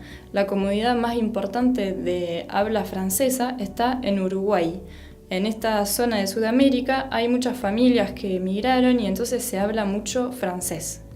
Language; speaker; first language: Spanish; non-native, fluent; French